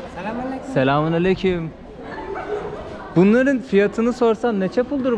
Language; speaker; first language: Turkish; native; Turkish